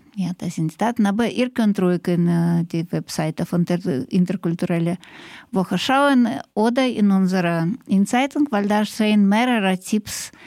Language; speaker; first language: German; non-native, fluent; Russian